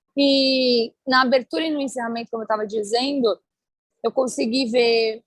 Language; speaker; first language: Portuguese; native; Portuguese